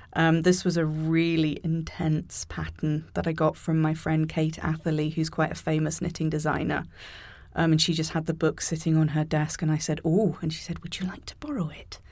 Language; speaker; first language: English; native; English